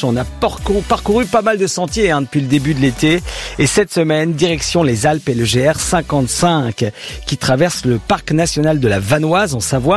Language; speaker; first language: French; native; French